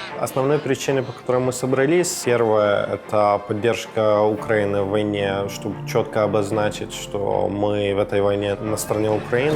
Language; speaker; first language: Russian; non-native, fluent; Persian